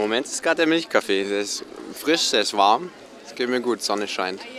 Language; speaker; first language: German; native; German